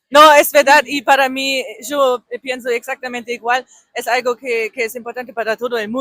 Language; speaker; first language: Spanish; non-native, fluent; German